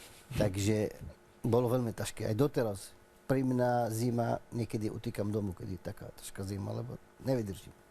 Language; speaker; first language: Slovak; non-native, learner; Arabic